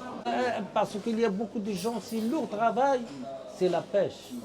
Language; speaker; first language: French; non-native, learner; Arabic